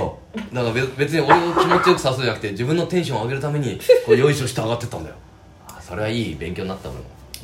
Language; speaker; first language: Japanese; native; Japanese